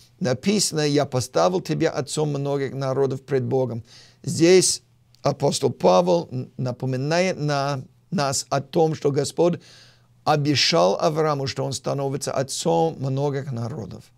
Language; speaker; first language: Russian; non-native, fluent; English